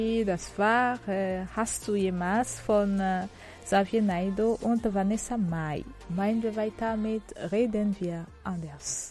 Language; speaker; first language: German; non-native, learner; French